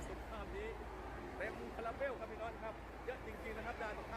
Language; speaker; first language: Thai; native; Thai